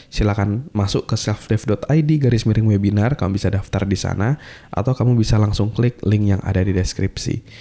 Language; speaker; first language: Indonesian; native; Indonesian